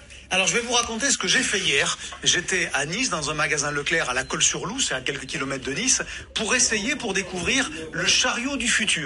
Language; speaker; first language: French; native; French